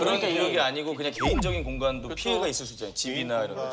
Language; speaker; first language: Korean; native; Korean